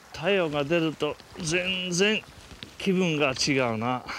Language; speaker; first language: Japanese; non-native, fluent; English